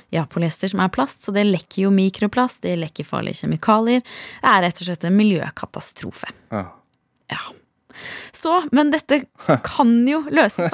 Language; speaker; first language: Norwegian; native; Norwegian